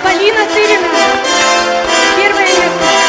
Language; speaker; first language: Russian; native; Russian